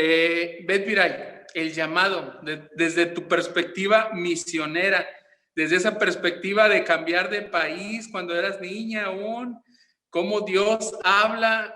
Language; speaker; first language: Spanish; native; Spanish